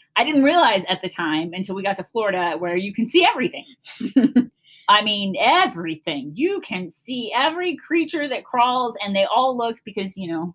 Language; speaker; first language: English; native; English